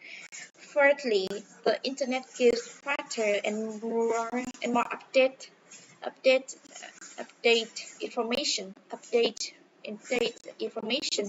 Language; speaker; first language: English; non-native, learner; Vietnamese